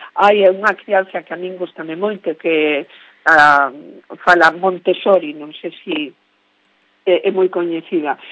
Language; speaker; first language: Galician; non-native, local second language; Spanish